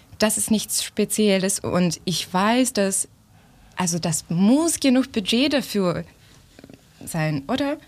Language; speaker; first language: German; non-native, fluent; Ukrainian